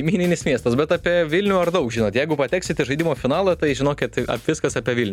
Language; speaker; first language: Lithuanian; native; Lithuanian